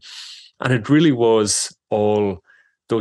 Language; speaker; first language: English; non-native, local second language; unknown